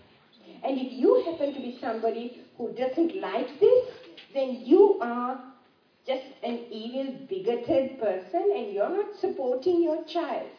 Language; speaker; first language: English; non-native, local second language; Sinhala